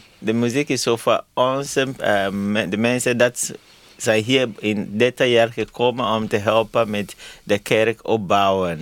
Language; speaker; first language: Dutch; non-native, learner; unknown